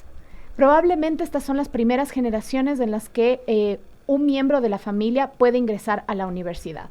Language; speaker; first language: Spanish; native; Spanish